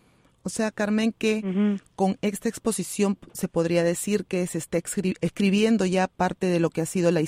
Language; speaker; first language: Spanish; native; Spanish